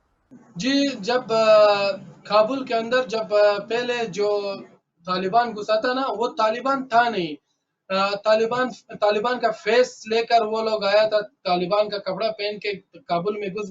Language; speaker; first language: Hindi; early bilingual, other home language; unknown